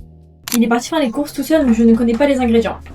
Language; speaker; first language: French; native; French